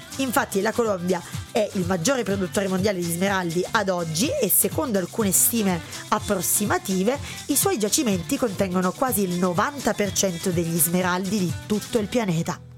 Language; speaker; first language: Italian; native; Italian